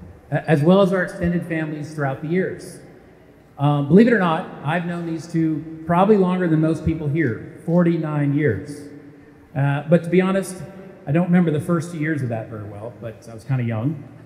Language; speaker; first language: English; early bilingual, other home language; Portuguese